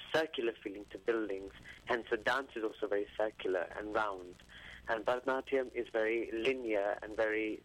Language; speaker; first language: English; native; English